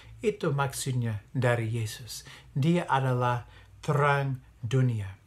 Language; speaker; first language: Indonesian; non-native, fluent; English